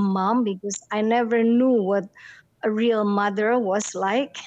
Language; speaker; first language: English; non-native, fluent; Indonesian